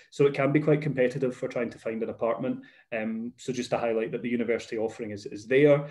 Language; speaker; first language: English; native; English